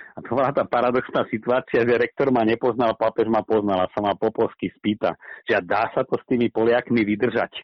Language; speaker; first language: Slovak; native; Slovak